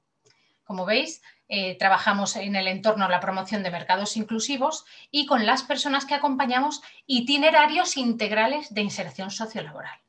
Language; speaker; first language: Spanish; native; Spanish